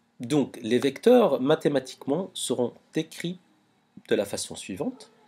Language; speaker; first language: French; non-native, local second language; Arabic